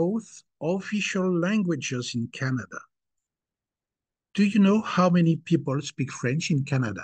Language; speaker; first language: English; non-native, fluent; French